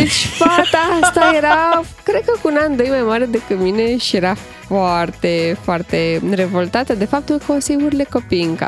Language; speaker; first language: Romanian; native; Romanian